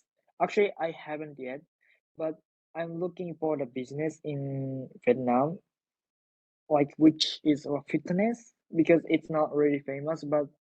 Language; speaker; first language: English; non-native, learner; Japanese